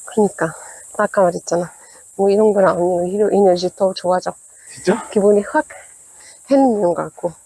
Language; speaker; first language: Korean; non-native, fluent; Arabic